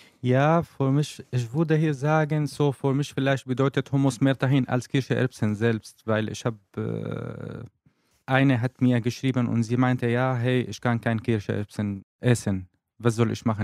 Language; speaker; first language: German; non-native, learner; Arabic